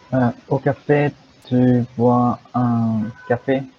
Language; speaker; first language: French; non-native, learner; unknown